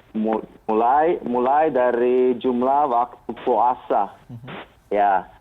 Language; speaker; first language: Indonesian; non-native, fluent; Bosnian